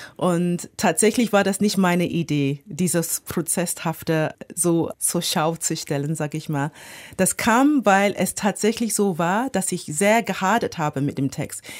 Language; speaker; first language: German; non-native, fluent; English